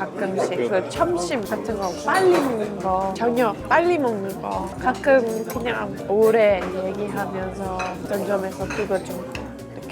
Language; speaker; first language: Korean; non-native, fluent; English